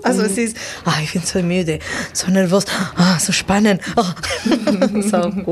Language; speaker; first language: German; non-native, fluent; Spanish